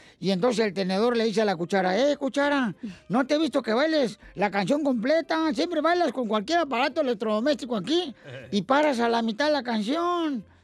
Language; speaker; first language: Spanish; native; Spanish